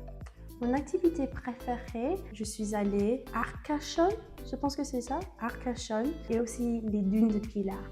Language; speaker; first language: French; non-native, learner; English